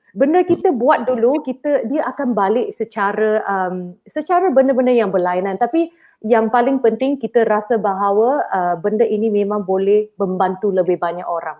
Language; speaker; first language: Malay; non-native, local second language; Chinese